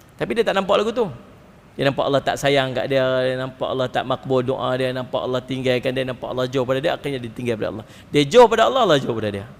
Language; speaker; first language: Malay; native; Malay